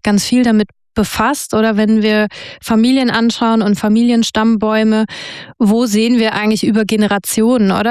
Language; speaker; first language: German; native; German